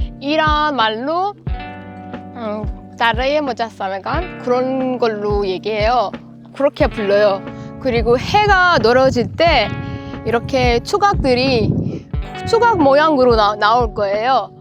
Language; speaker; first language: Korean; non-native, learner; Persian